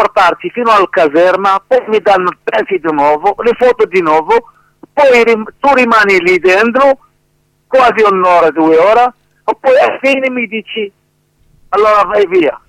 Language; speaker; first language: Italian; non-native, learner; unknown